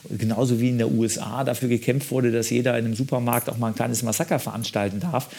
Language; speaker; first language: German; native; German